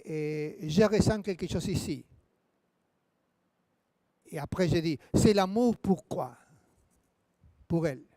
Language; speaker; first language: French; non-native, fluent; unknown